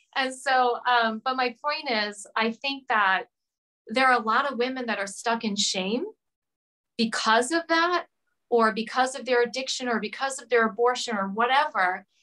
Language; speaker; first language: English; native; English